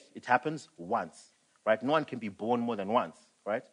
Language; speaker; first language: English; non-native, local second language; Shona